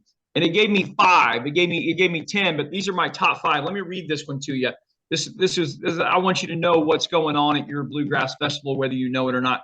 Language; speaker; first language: English; native; English